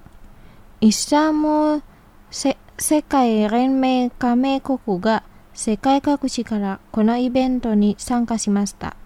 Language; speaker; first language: Japanese; non-native, fluent; Indonesian